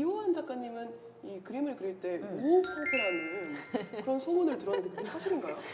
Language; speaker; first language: Korean; native; Korean